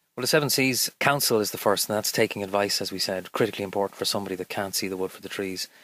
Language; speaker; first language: English; native; English